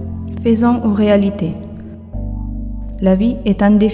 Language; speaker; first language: French; non-native, learner; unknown